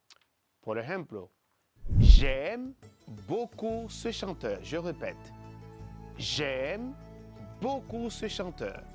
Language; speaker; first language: French; non-native, fluent; Spanish